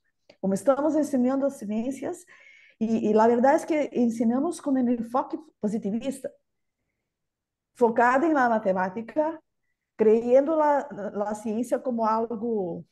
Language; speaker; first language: Spanish; non-native, learner; Portuguese